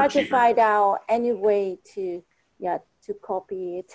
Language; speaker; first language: English; non-native, fluent; Vietnamese